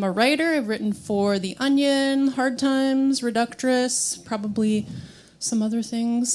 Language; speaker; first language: English; native; English